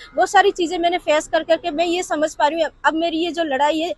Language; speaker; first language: Hindi; non-native, local second language; Odia